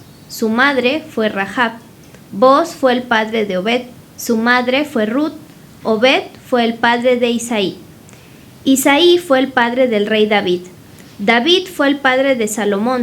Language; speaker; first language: Spanish; native; Spanish